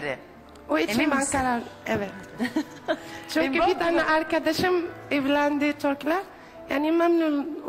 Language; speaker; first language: Turkish; non-native, learner; Arabic